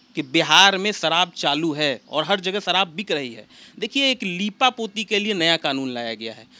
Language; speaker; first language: Hindi; native; Hindi